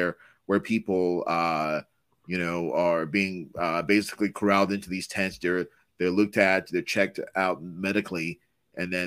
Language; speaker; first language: English; non-native, local second language; Yoruba